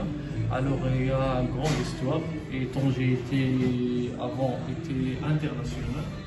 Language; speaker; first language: French; non-native, local second language; Arabic